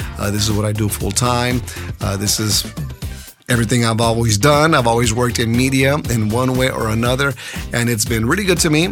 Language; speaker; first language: English; early bilingual, other home language; Spanish